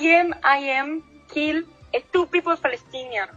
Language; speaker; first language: English; non-native, learner; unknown